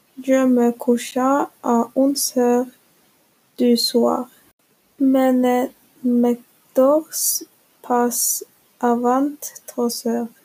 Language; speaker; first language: French; non-native, learner; Norwegian